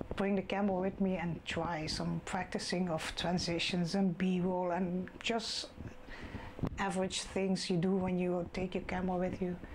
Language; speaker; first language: English; non-native, fluent; Dutch